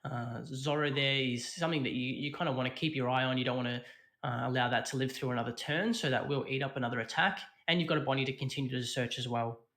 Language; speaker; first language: English; native; English